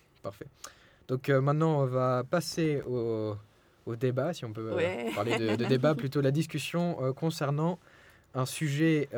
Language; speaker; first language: French; non-native, fluent; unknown